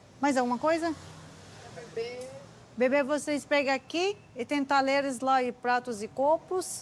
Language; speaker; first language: Portuguese; non-native, learner; Arabic